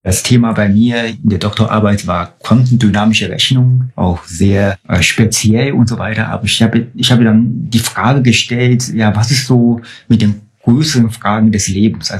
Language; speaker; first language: German; non-native, fluent; Chinese